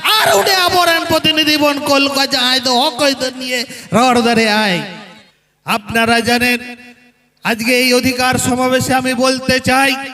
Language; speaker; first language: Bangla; non-native, local second language; Santali